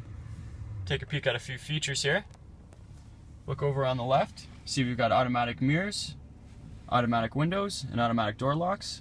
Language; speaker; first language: English; native; English